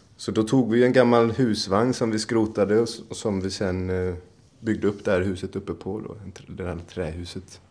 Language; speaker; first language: Swedish; native; Swedish